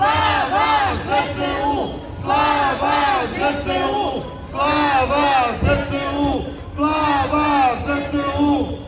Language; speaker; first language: Ukrainian; native; Ukrainian